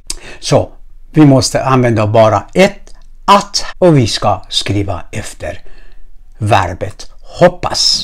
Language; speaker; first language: Swedish; non-native, fluent; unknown